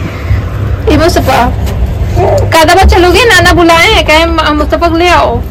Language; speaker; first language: Hindi; native; Hindi